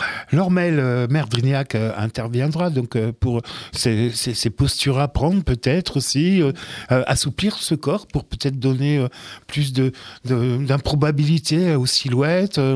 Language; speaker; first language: French; native; French